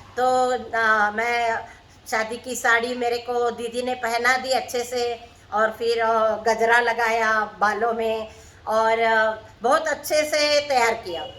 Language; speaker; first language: Hindi; non-native, local second language; Marathi